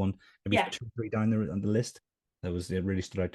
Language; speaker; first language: English; native; English